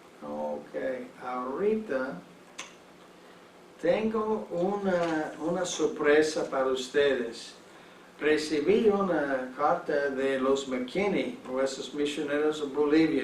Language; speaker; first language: Spanish; non-native, fluent; English